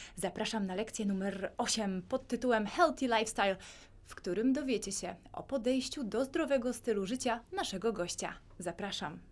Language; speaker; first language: Polish; native; Polish